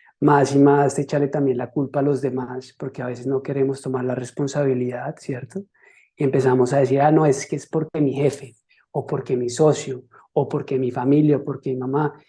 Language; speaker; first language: Spanish; native; Spanish